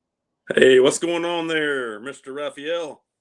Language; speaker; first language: English; native; English